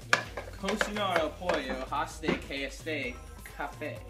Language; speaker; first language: Spanish; non-native, learner; English